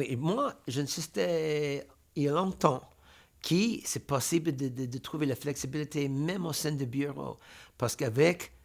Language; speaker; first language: French; non-native, fluent; English